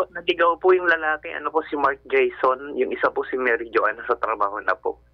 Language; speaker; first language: Filipino; native; Filipino